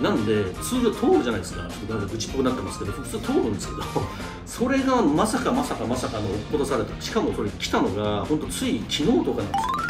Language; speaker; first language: Japanese; native; Japanese